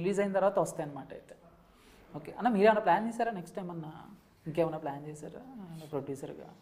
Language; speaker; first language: Telugu; native; Telugu